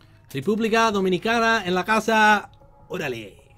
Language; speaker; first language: Spanish; non-native, learner; English